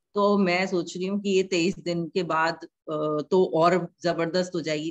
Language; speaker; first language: Hindi; native; Hindi